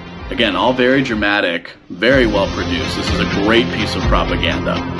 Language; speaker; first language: English; native; English